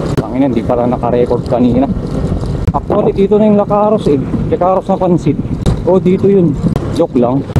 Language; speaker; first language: Filipino; non-native, local second language; Iloko